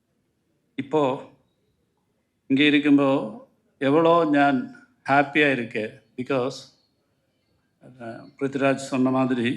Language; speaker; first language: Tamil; non-native, learner; Malayalam